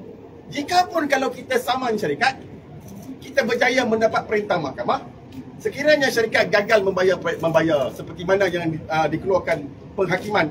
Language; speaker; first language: Malay; native; Malay